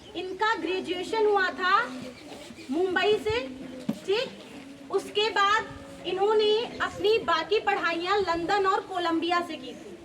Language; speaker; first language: Hindi; native; Hindi